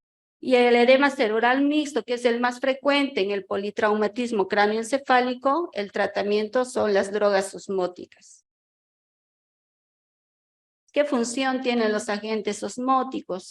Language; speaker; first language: Spanish; native; Spanish